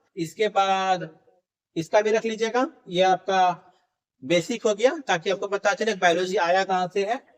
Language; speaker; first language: Hindi; native; Hindi